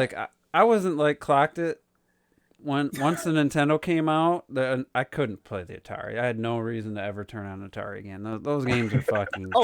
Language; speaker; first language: English; native; English